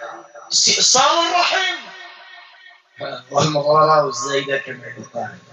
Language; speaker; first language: Arabic; native; Arabic